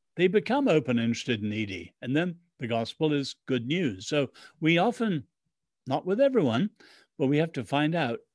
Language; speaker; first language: English; early bilingual, other home language; Chinese